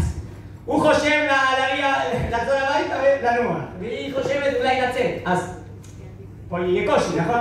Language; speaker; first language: Hebrew; non-native, fluent; Spanish